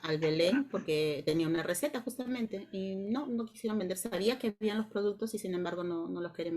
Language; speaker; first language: Spanish; native; Spanish